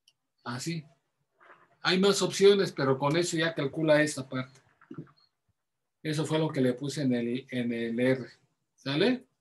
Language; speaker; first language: Spanish; native; Spanish